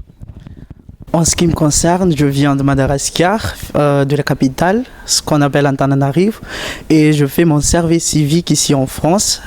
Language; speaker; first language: French; native; French